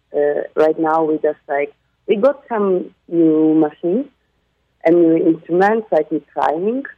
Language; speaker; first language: English; non-native, fluent; Polish